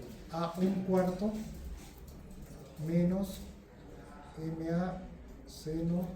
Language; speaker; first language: Spanish; native; Spanish